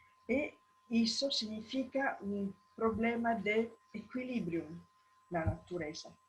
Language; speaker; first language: Portuguese; non-native, learner; Italian